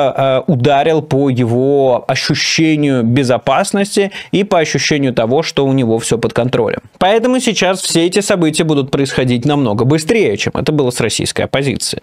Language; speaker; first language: Russian; native; Russian